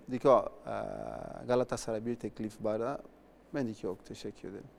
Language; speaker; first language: Turkish; non-native, learner; Portuguese